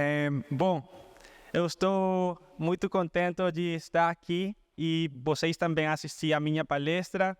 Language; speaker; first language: Portuguese; non-native, fluent; Spanish